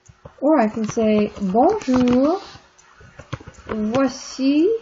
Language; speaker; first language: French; non-native, fluent; English